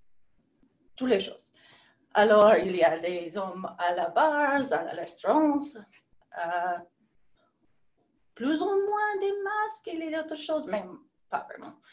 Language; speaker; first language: French; non-native, learner; English